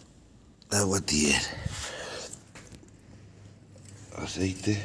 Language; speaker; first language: Spanish; native; Spanish